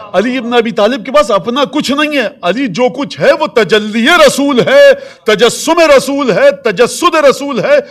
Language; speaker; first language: Urdu; native; Urdu